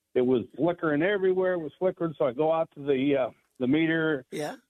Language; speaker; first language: English; native; English